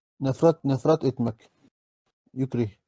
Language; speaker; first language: Turkish; non-native, learner; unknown